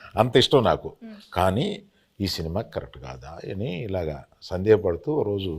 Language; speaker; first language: Telugu; native; Telugu